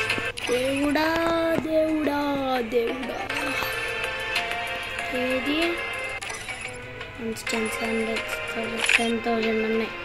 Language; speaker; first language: Telugu; native; Telugu